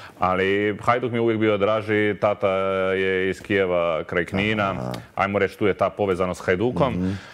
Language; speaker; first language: Croatian; native; Croatian